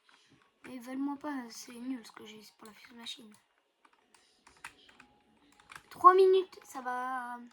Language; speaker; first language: French; native; French